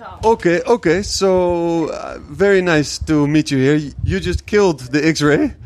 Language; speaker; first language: English; non-native, fluent; Dutch